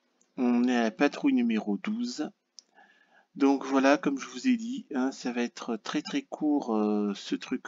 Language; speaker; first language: French; native; French